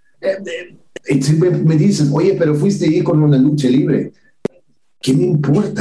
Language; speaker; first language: Spanish; non-native, fluent; English